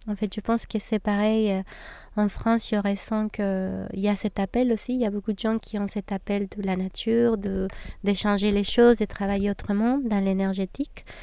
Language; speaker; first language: French; non-native, fluent; Spanish